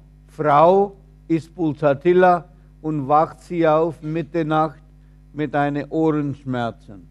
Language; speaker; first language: German; non-native, fluent; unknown